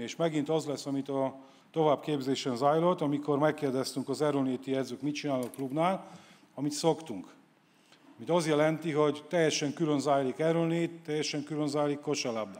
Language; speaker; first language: Hungarian; non-native, fluent; Polish